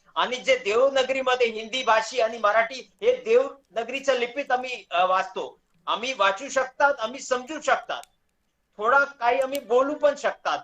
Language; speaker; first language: Marathi; non-native, local second language; Hindi